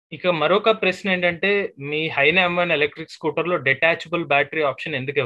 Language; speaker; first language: Telugu; native; Telugu